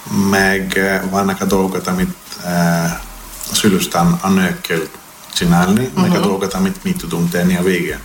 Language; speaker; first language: Hungarian; non-native, learner; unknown